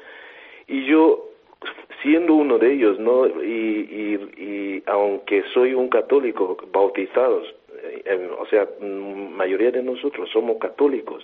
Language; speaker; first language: Spanish; non-native, fluent; Igbo